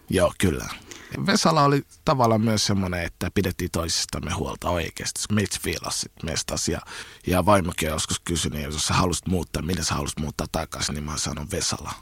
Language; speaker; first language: Finnish; early bilingual, other home language; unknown